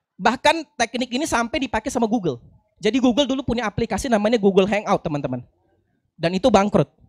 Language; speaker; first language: Indonesian; native; Indonesian